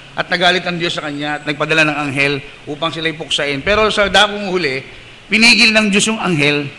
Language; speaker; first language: Filipino; non-native, local second language; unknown